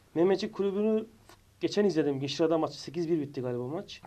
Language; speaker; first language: Turkish; native; Turkish